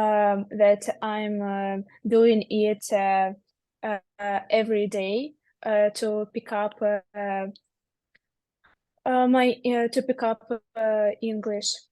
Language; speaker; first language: English; non-native, learner; Russian